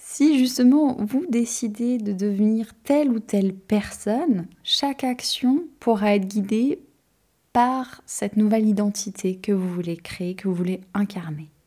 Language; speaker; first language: French; native; French